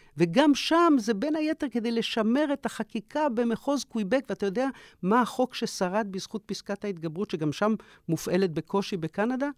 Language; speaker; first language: Hebrew; early bilingual, other home language; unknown